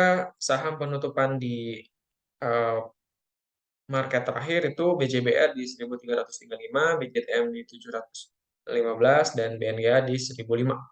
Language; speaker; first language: Indonesian; native; Indonesian